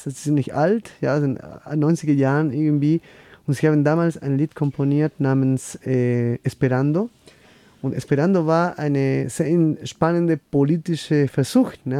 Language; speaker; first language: German; non-native, fluent; Spanish